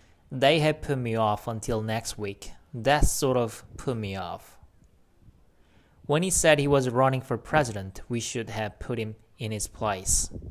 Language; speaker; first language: English; non-native, fluent; Korean